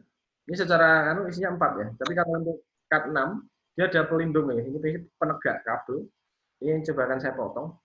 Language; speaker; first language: Indonesian; native; Indonesian